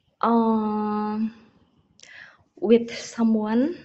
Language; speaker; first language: English; non-native, learner; Indonesian